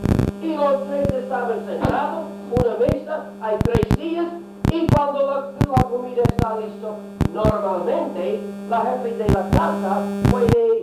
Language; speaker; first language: Spanish; non-native, learner; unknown